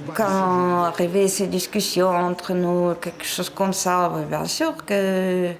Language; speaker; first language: French; non-native, fluent; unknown